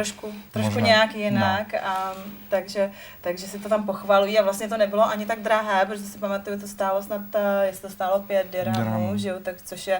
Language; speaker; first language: Czech; native; Czech